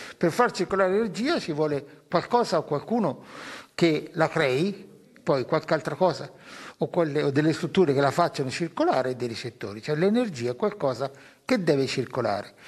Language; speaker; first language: Italian; native; Italian